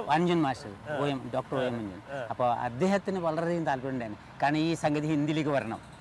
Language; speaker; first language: Malayalam; non-native, fluent; Hindi